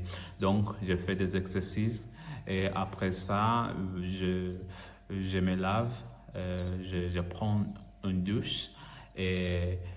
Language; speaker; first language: French; non-native, learner; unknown